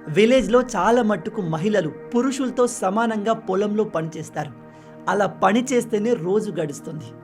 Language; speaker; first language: Telugu; non-native, local second language; Lambadi